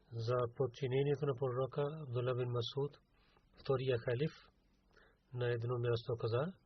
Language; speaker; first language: Bulgarian; non-native, learner; Urdu